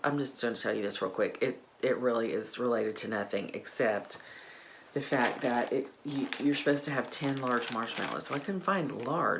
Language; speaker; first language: English; native; English